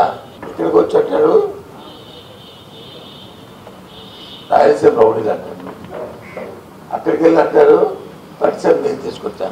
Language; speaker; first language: Telugu; native; Telugu